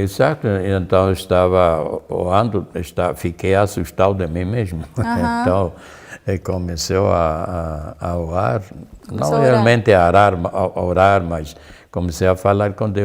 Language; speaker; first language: Portuguese; non-native, fluent; German